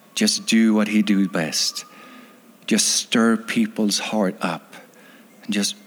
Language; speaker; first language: English; non-native, fluent; Swedish